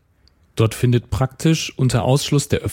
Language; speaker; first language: German; native; German